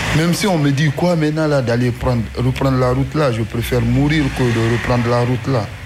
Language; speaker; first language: French; non-native, local second language; Susu